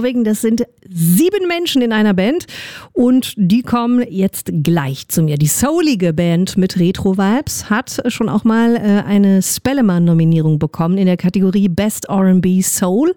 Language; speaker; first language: German; native; German